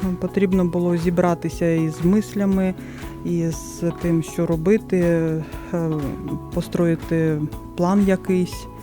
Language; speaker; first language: Ukrainian; non-native, local second language; Russian